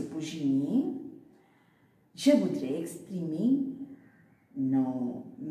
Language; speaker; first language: French; non-native, fluent; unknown